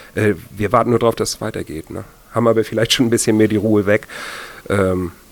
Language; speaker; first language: German; native; German